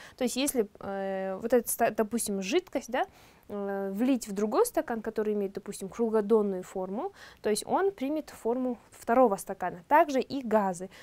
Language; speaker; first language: Russian; non-native, local second language; Kazakh